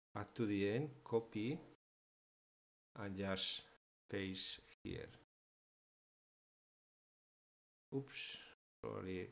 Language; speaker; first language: English; non-native, learner; German